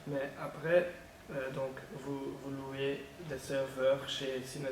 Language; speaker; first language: French; non-native, learner; Dutch